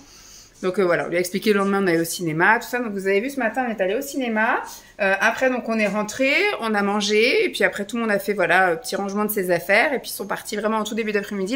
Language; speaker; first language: French; native; French